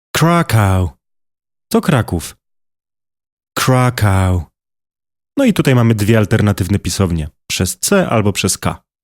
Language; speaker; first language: Polish; native; Polish